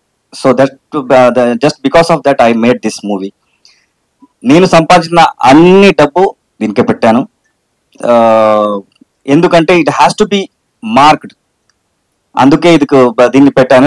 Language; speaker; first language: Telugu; non-native, learner; Kannada